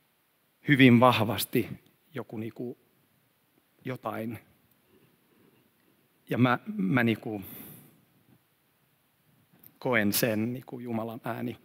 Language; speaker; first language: Finnish; non-native, fluent; Swedish